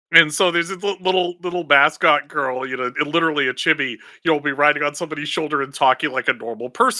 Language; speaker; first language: English; native; English